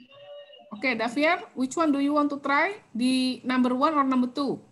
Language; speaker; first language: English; non-native, fluent; Indonesian